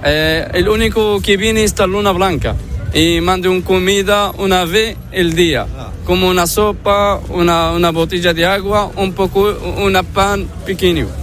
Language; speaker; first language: Spanish; non-native, learner; Arabic